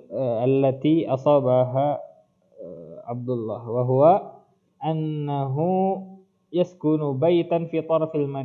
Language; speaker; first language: Arabic; non-native, fluent; Indonesian